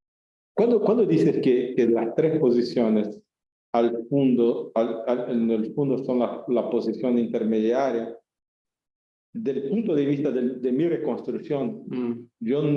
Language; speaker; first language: Spanish; non-native, fluent; Portuguese